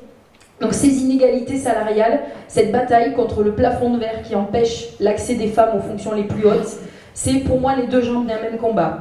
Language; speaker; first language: French; native; French